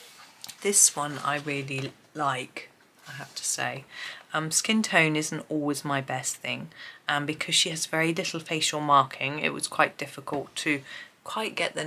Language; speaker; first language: English; native; English